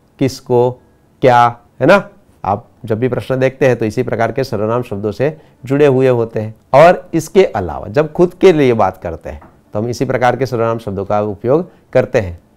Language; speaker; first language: Hindi; non-native, local second language; Gujarati